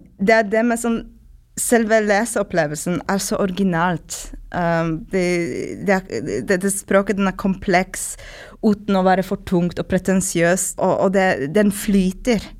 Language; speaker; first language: Norwegian; non-native, fluent; Polish